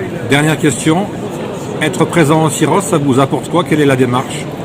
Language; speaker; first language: French; native; French